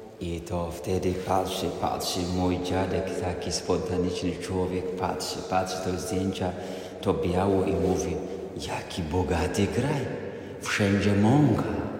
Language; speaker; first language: Polish; non-native, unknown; Amharic